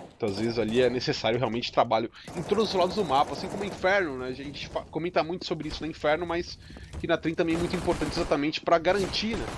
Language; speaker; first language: Portuguese; native; Portuguese